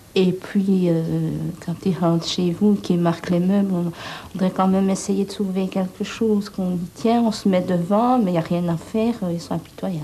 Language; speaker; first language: French; native; French